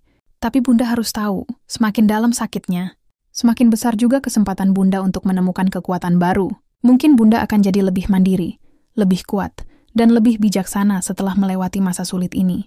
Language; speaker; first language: Indonesian; native; Indonesian